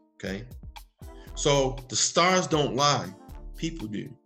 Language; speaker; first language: English; native; English